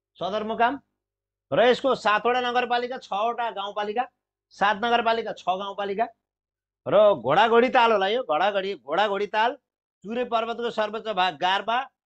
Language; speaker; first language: Nepali; native; Nepali